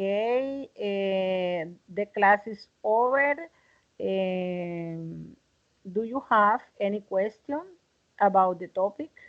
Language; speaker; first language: English; non-native, learner; Spanish